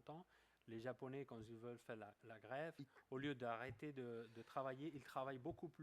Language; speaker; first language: French; non-native, fluent; Catalan